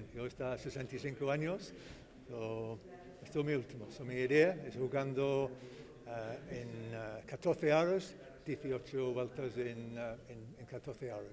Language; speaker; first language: Spanish; non-native, learner; English